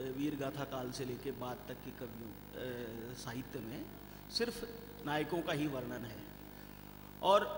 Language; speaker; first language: Hindi; native; Hindi